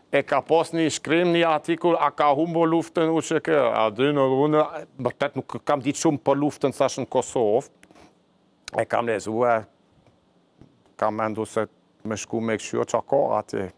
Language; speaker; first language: Albanian; non-native, learner; German